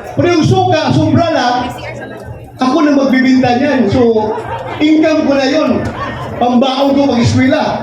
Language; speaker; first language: Filipino; non-native, local second language; Cebuano